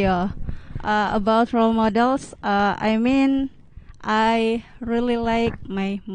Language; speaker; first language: English; non-native, learner; Indonesian